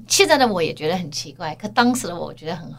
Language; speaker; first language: Chinese; early bilingual, heritage; Chinese